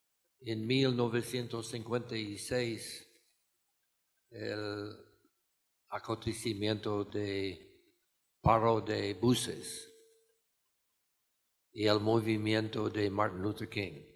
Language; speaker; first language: Spanish; non-native, fluent; English